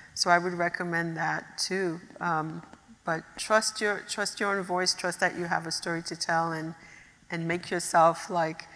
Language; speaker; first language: English; early bilingual, other home language; Haitian Creole